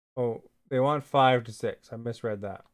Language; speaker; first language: English; native; English